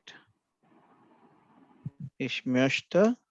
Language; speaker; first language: German; non-native, fluent; Hindi